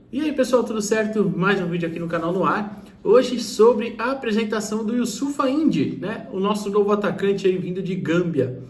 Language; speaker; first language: Portuguese; native; Portuguese